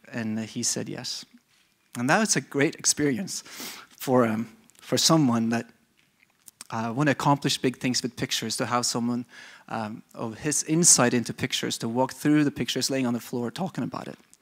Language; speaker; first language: English; non-native, fluent; Norwegian